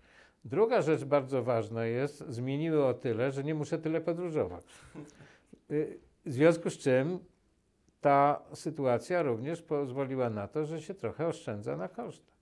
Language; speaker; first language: Polish; native; Polish